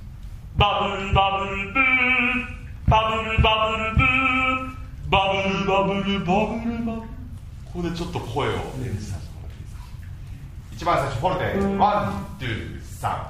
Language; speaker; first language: Japanese; native; Japanese